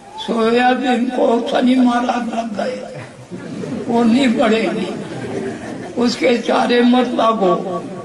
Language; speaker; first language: Hindi; native; Hindi